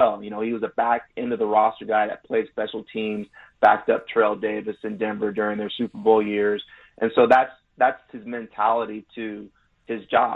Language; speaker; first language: English; native; English